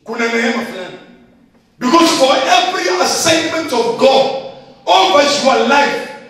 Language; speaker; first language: English; non-native, local second language; Swahili